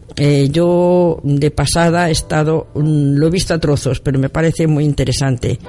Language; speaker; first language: Spanish; native; Spanish